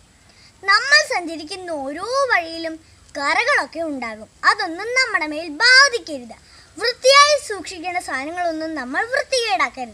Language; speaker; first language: Malayalam; native; Malayalam